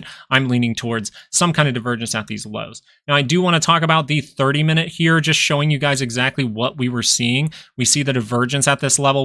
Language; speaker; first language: English; native; English